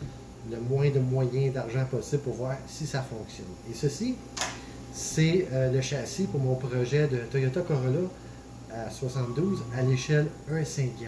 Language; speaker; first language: French; native; French